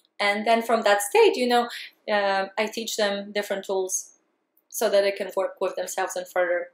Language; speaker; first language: English; non-native, fluent; Polish